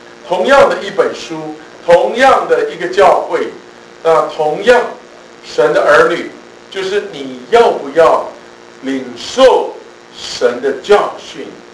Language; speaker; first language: Chinese; native; Chinese